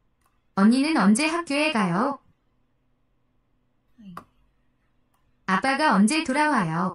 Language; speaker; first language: Korean; non-native, learner; Japanese